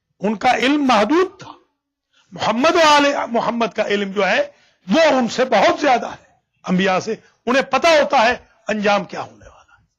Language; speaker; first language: Urdu; native; Urdu